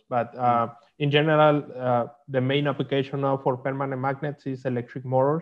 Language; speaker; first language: English; non-native, learner; Spanish